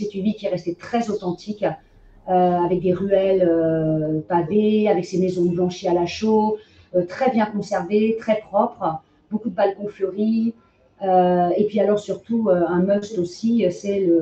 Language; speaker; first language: French; native; French